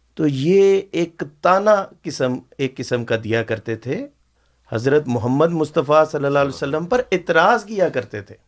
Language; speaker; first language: Urdu; native; Urdu